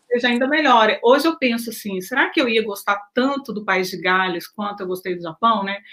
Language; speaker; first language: Portuguese; native; Portuguese